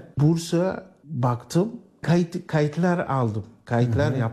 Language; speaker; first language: Turkish; non-native, learner; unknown